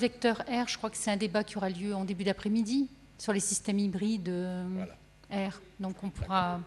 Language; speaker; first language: French; native; French